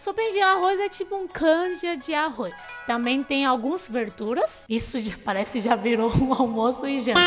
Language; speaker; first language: Portuguese; non-native, fluent; Chinese